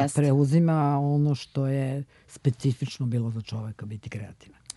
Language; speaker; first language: Serbian; native; Serbian